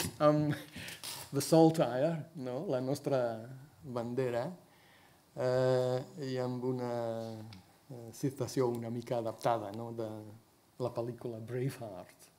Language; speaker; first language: Catalan; non-native, fluent; English